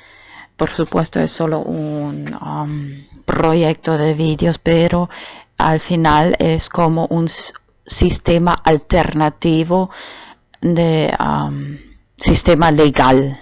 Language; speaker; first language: Spanish; non-native, fluent; German